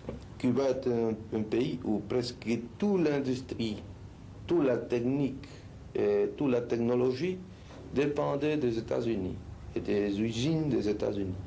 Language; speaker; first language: French; non-native, fluent; Spanish